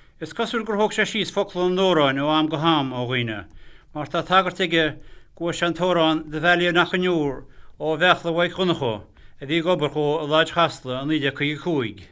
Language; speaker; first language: Irish; native; Irish